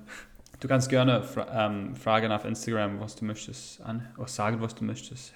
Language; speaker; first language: German; non-native, fluent; English